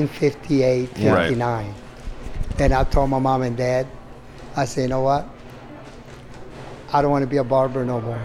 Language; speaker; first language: English; non-native, fluent; Italian